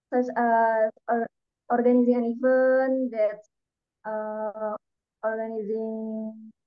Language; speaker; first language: English; non-native, learner; Indonesian